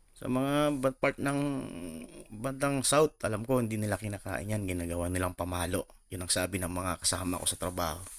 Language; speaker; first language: Filipino; non-native, local second language; Iloko